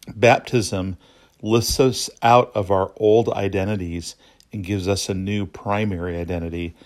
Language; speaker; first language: English; native; English